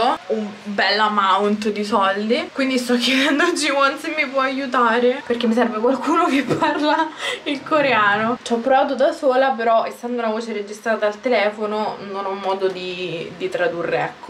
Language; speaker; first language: Italian; native; Italian